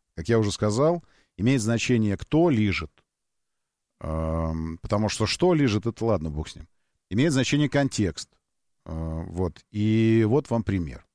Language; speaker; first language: Russian; native; Russian